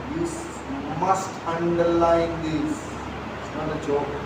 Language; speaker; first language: English; non-native, local second language; Hindi